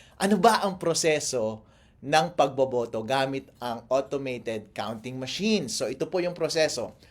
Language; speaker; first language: Filipino; non-native, local second language; Iloko